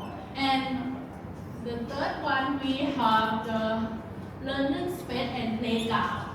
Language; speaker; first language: English; non-native, learner; Thai